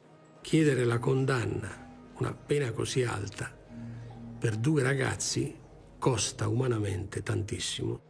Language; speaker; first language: Italian; native; Italian